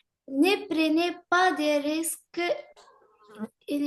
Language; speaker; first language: French; non-native, learner; Arabic